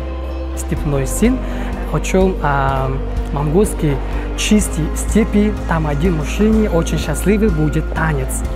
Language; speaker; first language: Russian; non-native, learner; Mongolian